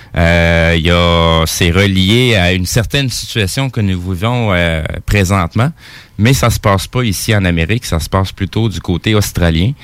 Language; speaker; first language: French; native; French